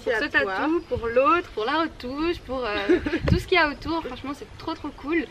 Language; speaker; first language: French; native; French